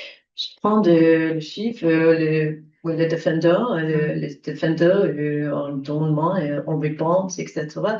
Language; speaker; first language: French; non-native, learner; English